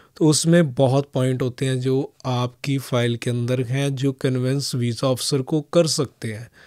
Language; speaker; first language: Hindi; non-native, local second language; Punjabi